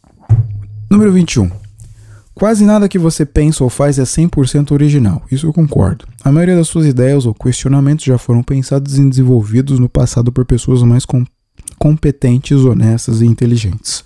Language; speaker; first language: Portuguese; native; Portuguese